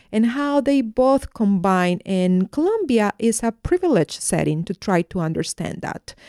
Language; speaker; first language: English; non-native, fluent; Spanish